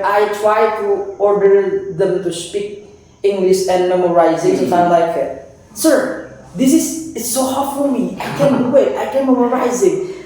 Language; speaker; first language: English; non-native, fluent; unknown